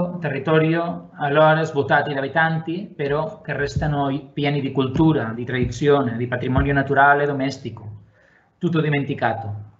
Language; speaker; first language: Italian; non-native, fluent; Catalan